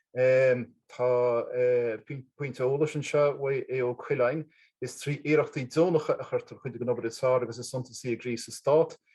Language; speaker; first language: Irish; native; Irish